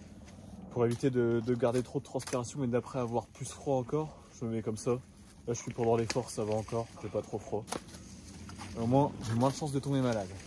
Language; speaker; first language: French; native; French